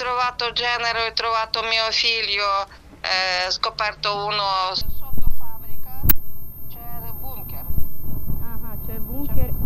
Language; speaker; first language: Italian; non-native, learner; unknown